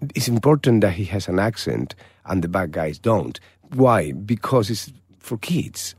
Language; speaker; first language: English; non-native, fluent; Spanish